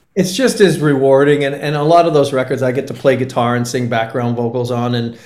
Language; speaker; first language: English; native; English